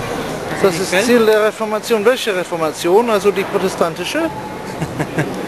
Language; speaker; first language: German; non-native, fluent; English